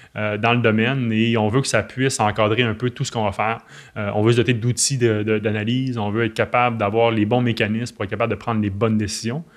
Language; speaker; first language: French; native; French